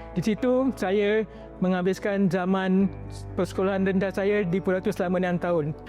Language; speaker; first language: Malay; native; Malay